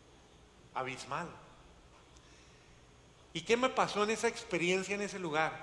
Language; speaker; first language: Spanish; native; Spanish